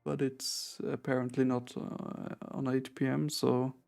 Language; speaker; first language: English; non-native, fluent; German